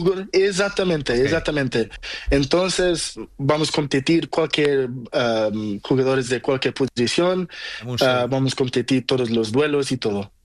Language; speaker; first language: Spanish; non-native, learner; Portuguese